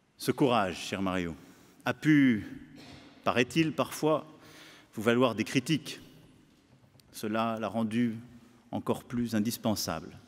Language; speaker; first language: French; native; French